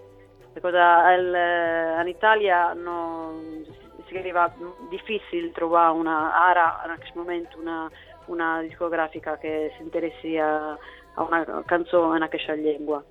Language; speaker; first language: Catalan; non-native, local second language; Italian